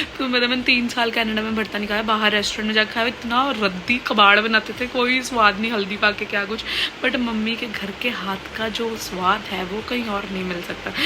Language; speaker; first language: Hindi; native; Hindi